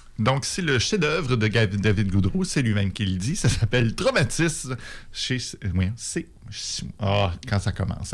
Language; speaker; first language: French; native; French